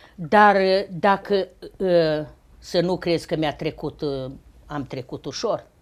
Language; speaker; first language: Romanian; native; Romanian